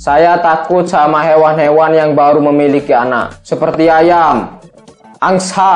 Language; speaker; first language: Indonesian; non-native, local second language; Madurese